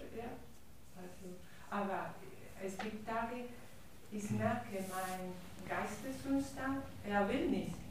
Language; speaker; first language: German; non-native, learner; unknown